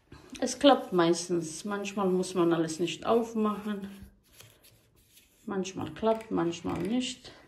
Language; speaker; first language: German; non-native, fluent; Croatian